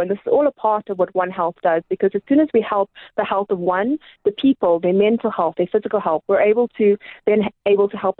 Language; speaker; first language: English; native; English